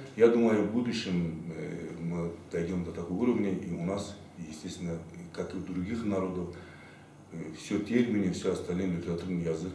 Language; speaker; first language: Russian; non-native, local second language; Talysh